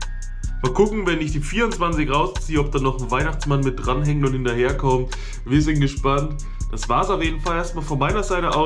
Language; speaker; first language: German; native; German